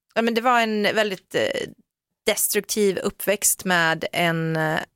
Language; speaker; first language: Swedish; native; Swedish